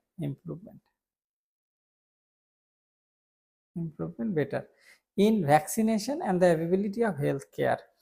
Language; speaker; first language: English; non-native, local second language; Bangla